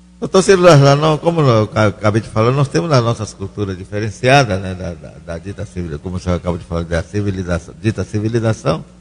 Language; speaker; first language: Portuguese; non-native, local second language; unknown